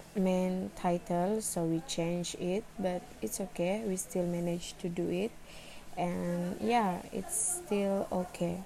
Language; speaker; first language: English; non-native, learner; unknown